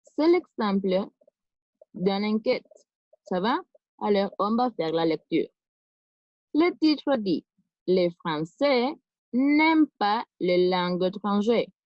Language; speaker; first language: French; non-native, fluent; Spanish